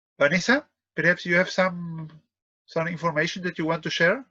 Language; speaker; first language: English; non-native, fluent; Spanish